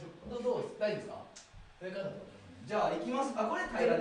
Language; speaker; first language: Japanese; native; Japanese